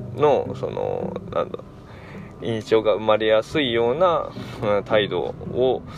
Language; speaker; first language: Japanese; native; Japanese